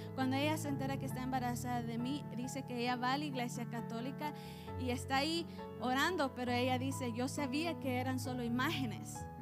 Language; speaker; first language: Spanish; early bilingual, heritage; Spanish